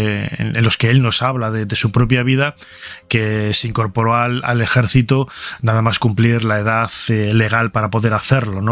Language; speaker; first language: Spanish; native; Spanish